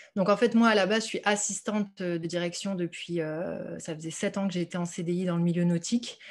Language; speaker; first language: French; native; French